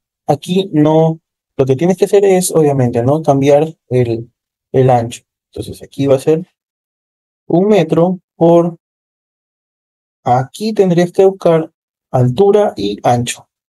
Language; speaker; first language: Spanish; native; Spanish